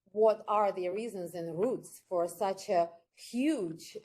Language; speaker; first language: English; non-native, fluent; Ukrainian